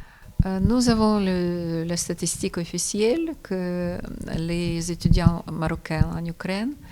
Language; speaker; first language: French; non-native, fluent; Ukrainian